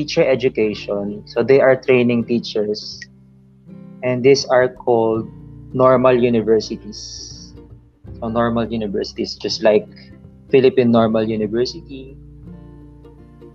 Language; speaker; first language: English; non-native, local second language; Filipino